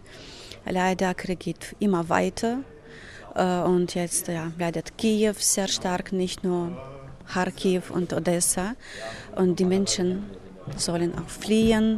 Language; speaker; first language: German; non-native, fluent; Ukrainian